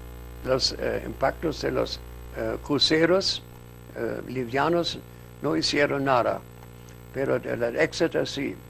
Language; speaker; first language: Spanish; non-native, fluent; German